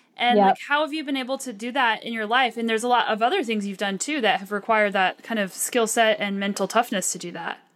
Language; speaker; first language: English; early bilingual, other home language; Arabic